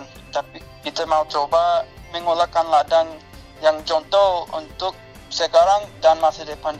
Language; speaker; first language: Indonesian; non-native, fluent; English